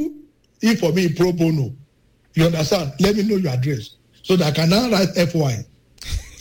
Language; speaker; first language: English; non-native, local second language; Yoruba